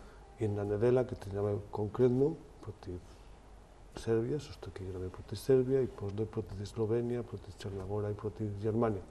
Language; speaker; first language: Macedonian; non-native, learner; Spanish